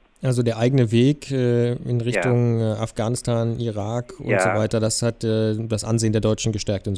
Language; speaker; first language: German; native; German